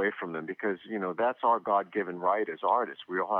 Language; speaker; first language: English; native; English